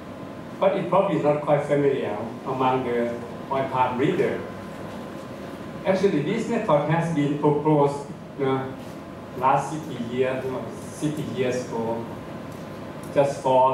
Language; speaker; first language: English; non-native, fluent; Thai